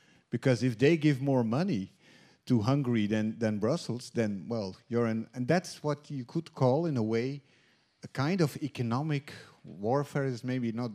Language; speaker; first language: English; non-native, fluent; Dutch